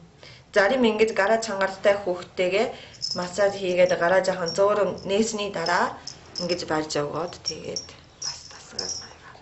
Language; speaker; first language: Mongolian; non-native, learner; Japanese